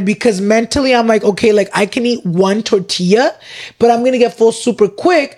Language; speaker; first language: English; early bilingual, other home language; Spanish